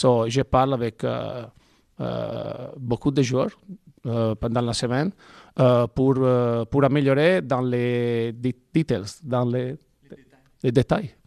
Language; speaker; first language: French; non-native, learner; Italian